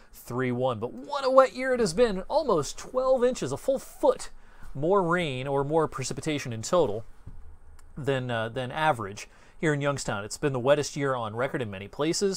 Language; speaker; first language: English; native; English